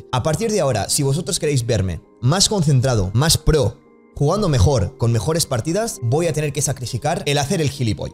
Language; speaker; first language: Spanish; native; Spanish